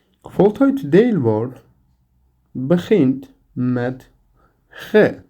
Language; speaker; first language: Dutch; non-native, learner; Turkish